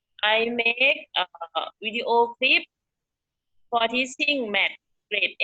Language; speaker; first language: English; non-native, learner; Thai